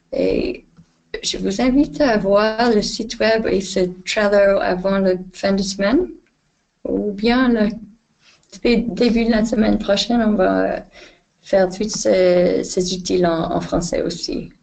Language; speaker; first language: French; non-native, fluent; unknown